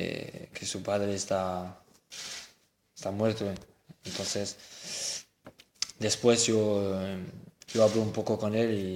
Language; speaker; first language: Spanish; non-native, fluent; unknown